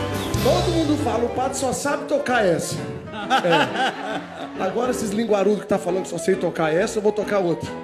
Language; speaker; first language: Portuguese; native; Portuguese